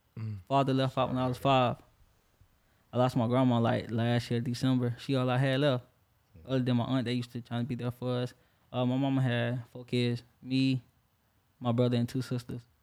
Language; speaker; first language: English; native; English